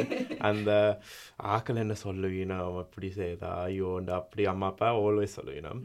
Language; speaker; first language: Tamil; early bilingual, heritage; Tamil